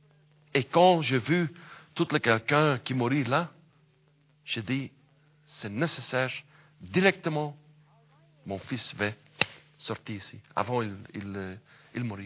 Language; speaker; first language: French; non-native, learner; Dutch